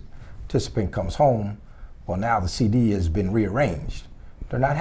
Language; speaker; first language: English; native; English